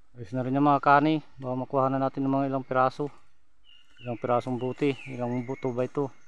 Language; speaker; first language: Filipino; non-native, local second language; Iloko